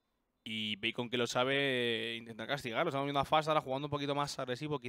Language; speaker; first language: Spanish; native; Spanish